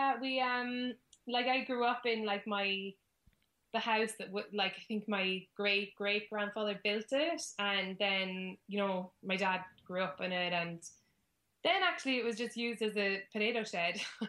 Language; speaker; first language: English; native; English